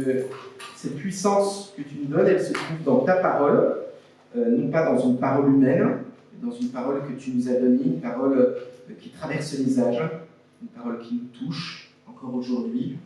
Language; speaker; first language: French; native; French